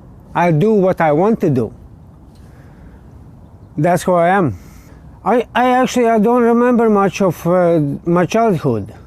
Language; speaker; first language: English; non-native, learner; Latvian